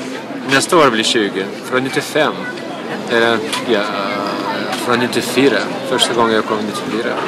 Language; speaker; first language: Swedish; non-native, learner; Lithuanian